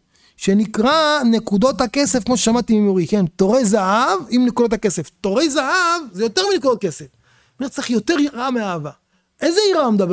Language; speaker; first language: Hebrew; native; Hebrew